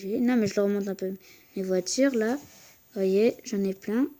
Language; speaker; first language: French; native; French